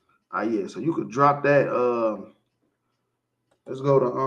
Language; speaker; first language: English; native; English